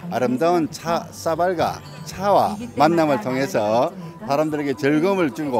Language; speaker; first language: Korean; native; Korean